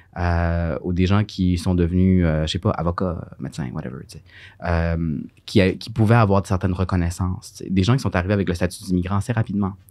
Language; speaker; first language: French; early bilingual, other home language; Spanish